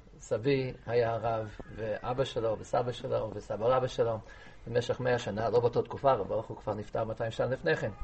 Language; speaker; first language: Hebrew; native; Hebrew